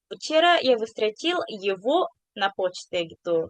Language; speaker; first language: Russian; non-native, learner; Indonesian